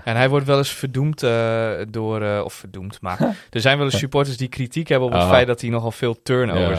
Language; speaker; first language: Dutch; native; Dutch